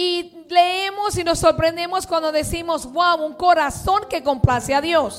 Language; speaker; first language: Spanish; early bilingual, heritage; Spanish